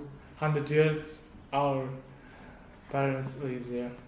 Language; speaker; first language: English; non-native, learner; Kazakh